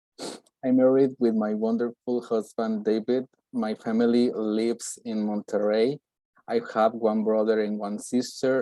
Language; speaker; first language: English; non-native, learner; Spanish